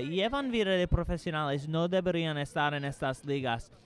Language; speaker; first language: Spanish; non-native, learner; English